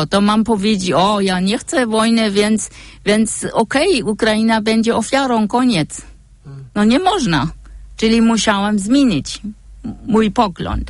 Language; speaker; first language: Polish; non-native, fluent; German